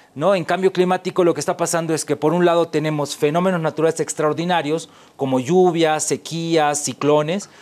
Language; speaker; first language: Spanish; native; Spanish